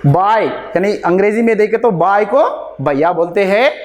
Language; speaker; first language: Hindi; non-native, local second language; Telugu